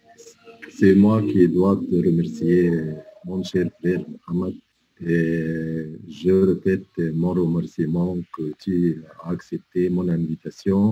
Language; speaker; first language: French; non-native, fluent; Arabic